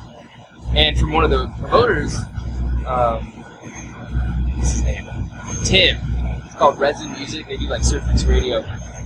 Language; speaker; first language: English; native; English